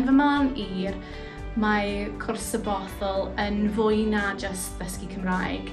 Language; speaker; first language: Welsh; non-native, local second language; English